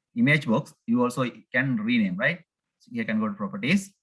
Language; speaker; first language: English; non-native, local second language; Sinhala